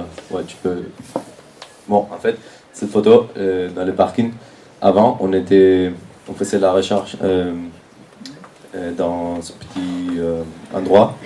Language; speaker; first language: French; non-native, fluent; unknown